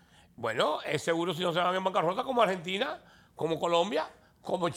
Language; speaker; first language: Spanish; native; Spanish